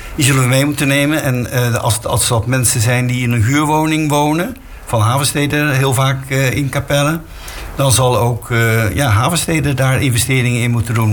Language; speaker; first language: Dutch; native; Dutch